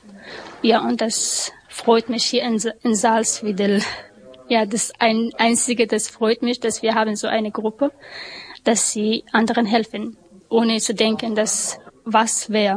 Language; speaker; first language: German; non-native, learner; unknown